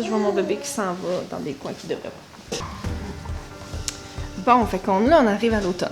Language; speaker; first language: French; native; French